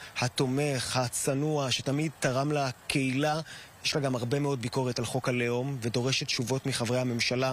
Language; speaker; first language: Hebrew; native; Hebrew